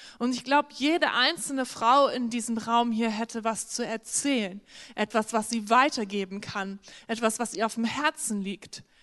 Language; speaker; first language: German; native; German